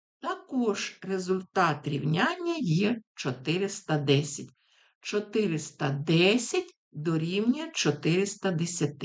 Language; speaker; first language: Ukrainian; native; Ukrainian